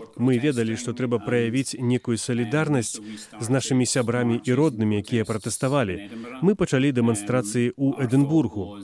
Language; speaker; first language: Belarusian; non-native, fluent; English